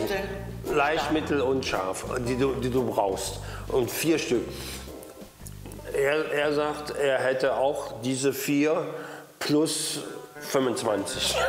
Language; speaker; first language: German; native; German